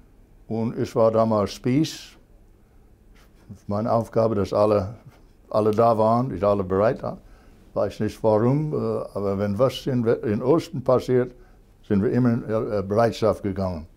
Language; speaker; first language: German; non-native, learner; English